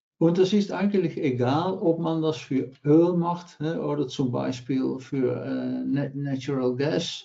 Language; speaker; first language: German; non-native, learner; Dutch